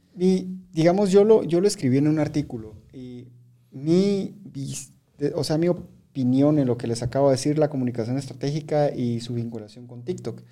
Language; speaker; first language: Spanish; native; Spanish